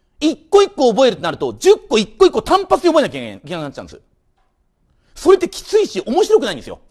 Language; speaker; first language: Japanese; native; Japanese